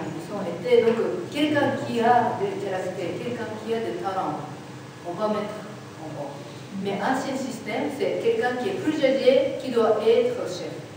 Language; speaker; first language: French; non-native, learner; Japanese